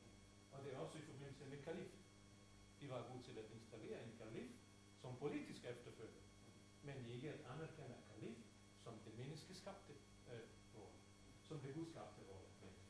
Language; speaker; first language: Danish; non-native, fluent; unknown